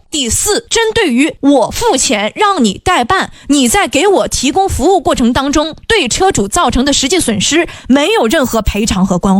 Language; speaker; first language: Chinese; native; Chinese